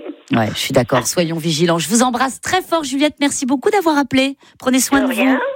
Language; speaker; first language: French; native; French